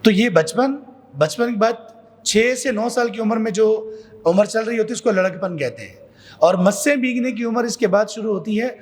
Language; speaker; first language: Urdu; non-native, local second language; Punjabi